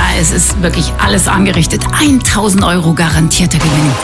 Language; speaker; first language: German; native; German